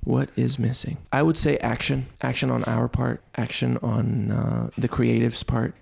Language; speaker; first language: English; early bilingual, other home language; Arabic